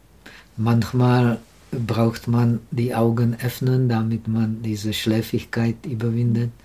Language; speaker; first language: German; non-native, learner; Czech